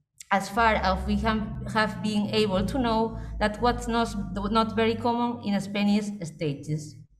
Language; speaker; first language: English; non-native, fluent; Spanish